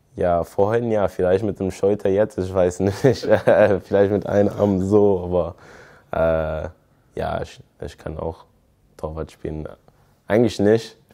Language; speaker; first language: German; non-native, fluent; English